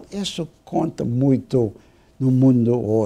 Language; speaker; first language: Portuguese; non-native, fluent; English